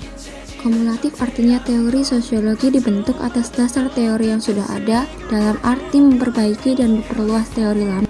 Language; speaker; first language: Indonesian; native; Indonesian